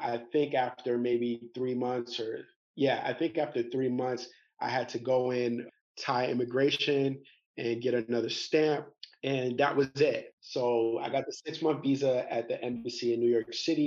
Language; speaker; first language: English; native; English